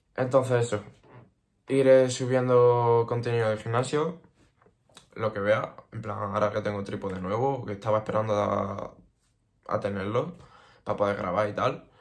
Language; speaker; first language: Spanish; native; Spanish